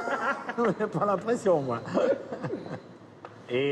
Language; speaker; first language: French; native; French